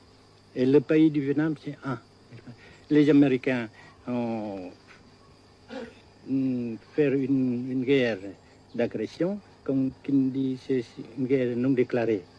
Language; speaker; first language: French; non-native, fluent; Vietnamese